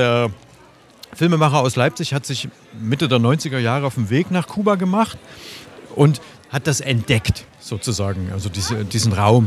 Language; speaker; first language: German; native; German